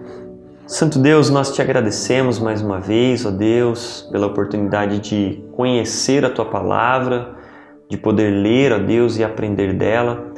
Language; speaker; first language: Portuguese; native; Portuguese